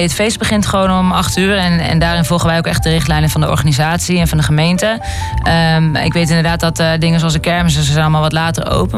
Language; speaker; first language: Dutch; native; Dutch